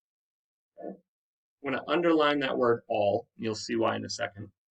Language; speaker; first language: English; native; English